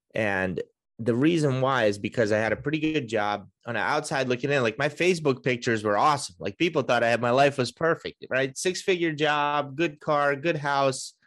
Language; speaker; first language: English; early bilingual, other home language; Russian